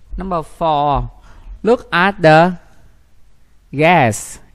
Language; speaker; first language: English; non-native, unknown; Vietnamese